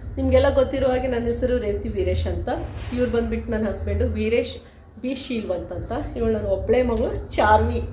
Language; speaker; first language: Kannada; native; Kannada